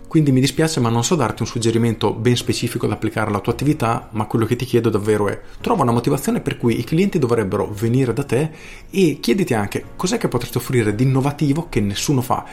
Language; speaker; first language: Italian; native; Italian